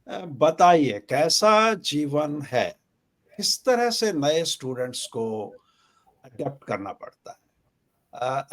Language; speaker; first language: Hindi; native; Hindi